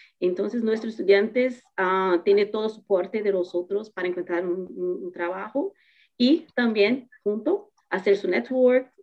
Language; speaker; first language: Spanish; non-native, learner; Portuguese